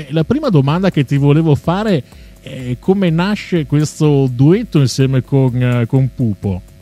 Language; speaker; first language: Italian; native; Italian